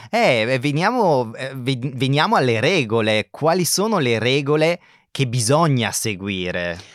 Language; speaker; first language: Italian; native; Italian